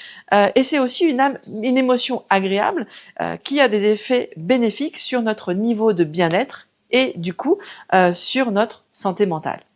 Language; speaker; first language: French; native; French